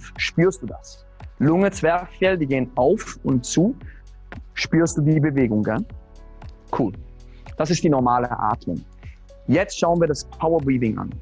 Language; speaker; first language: German; native; German